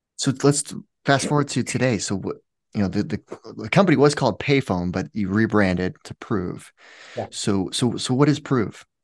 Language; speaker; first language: English; native; English